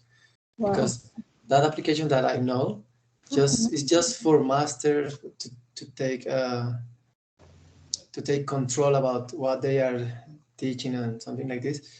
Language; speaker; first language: English; non-native, learner; Spanish